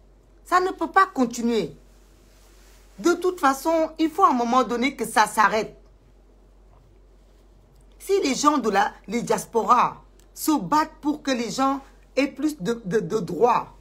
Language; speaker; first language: French; non-native, local second language; Wolof